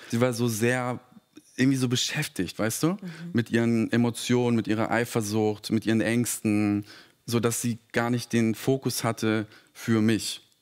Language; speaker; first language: German; early bilingual, other home language; Serbian